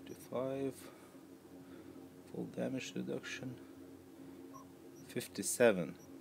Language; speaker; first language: English; non-native, fluent; Lithuanian